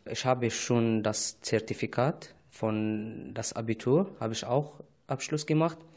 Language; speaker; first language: German; non-native, fluent; Arabic